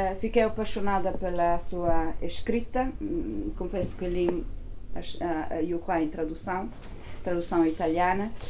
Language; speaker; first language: Portuguese; non-native, fluent; Italian